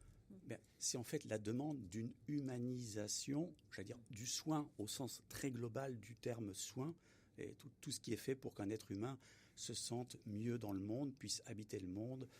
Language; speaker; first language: French; native; French